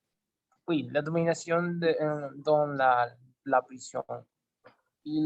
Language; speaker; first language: French; non-native, learner; Spanish